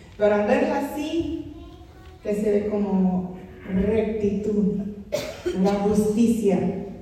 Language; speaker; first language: Spanish; non-native, fluent; English